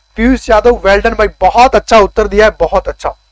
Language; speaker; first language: Hindi; native; Hindi